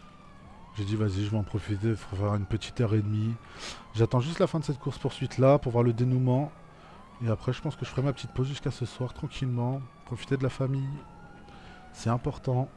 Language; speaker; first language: French; native; French